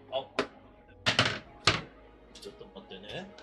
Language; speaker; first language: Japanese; non-native, learner; English